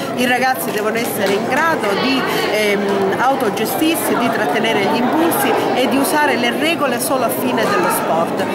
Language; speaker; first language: Italian; early bilingual, heritage; Italian